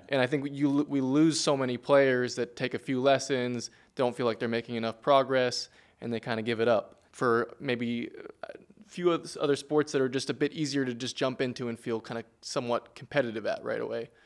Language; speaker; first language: English; native; English